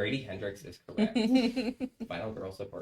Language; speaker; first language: English; native; English